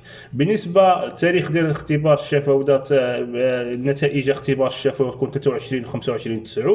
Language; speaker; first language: Arabic; native; Arabic